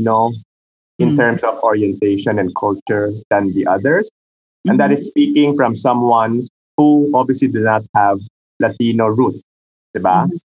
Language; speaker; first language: English; non-native, local second language; Filipino